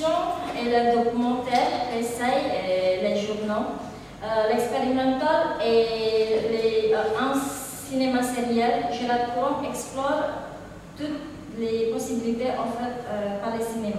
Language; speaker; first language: French; non-native, learner; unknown